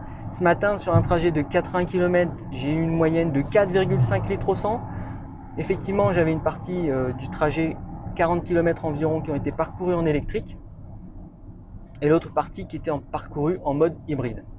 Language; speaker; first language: French; native; French